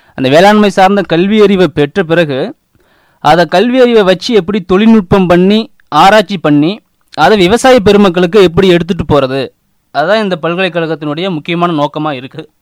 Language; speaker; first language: Tamil; native; Tamil